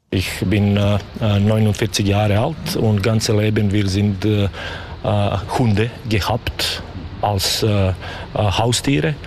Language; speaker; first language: German; non-native, learner; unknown